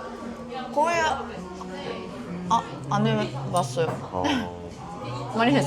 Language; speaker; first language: Korean; non-native, fluent; Japanese